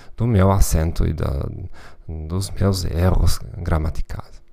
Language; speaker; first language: Portuguese; non-native, fluent; German